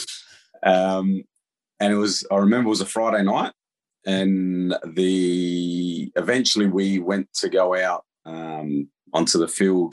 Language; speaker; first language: English; native; English